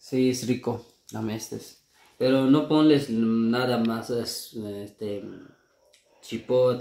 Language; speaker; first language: Spanish; non-native, learner; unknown